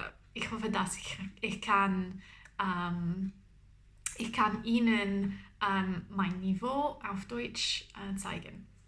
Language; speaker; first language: German; non-native, learner; English